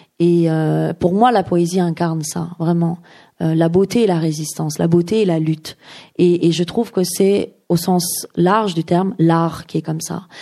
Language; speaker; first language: French; early bilingual, other home language; Persian